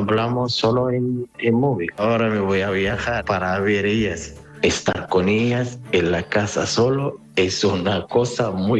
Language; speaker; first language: Spanish; non-native, learner; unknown